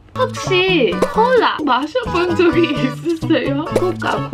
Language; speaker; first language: Korean; non-native, fluent; English